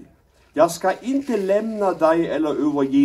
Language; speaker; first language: Swedish; non-native, learner; German